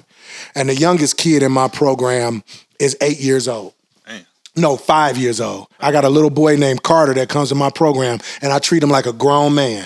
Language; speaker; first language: English; native; English